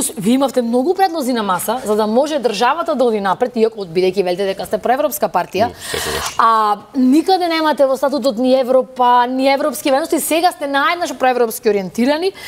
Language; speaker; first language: Macedonian; native; Macedonian